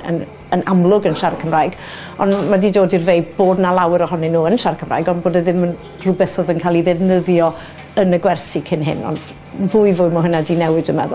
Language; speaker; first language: Welsh; native; Welsh